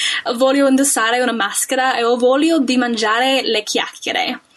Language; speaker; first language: Italian; non-native, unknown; English